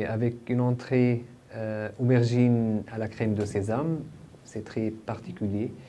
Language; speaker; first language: French; non-native, fluent; Arabic